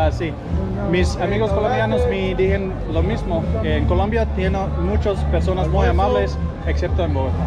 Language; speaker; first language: Spanish; non-native, learner; English